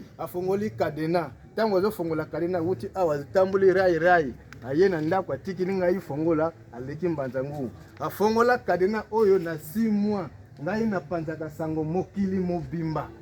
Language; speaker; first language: Lingala; non-native, local second language; Kongo